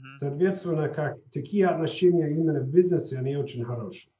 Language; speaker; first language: Russian; non-native, fluent; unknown